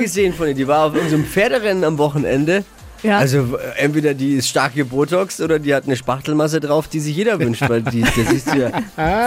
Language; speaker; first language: German; native; German